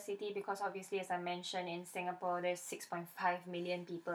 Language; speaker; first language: English; native; English